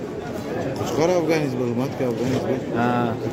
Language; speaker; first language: Russian; non-native, local second language; Kyrgyz